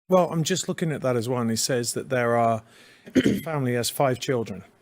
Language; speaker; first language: English; native; English